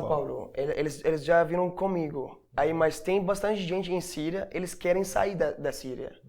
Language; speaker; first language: Portuguese; non-native, learner; Arabic